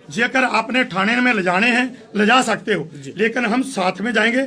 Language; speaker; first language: Hindi; non-native, local second language; Punjabi